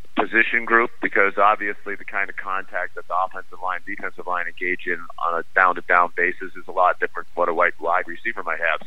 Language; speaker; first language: English; native; English